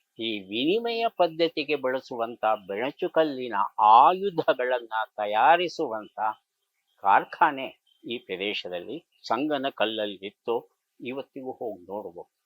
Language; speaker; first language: Kannada; native; Kannada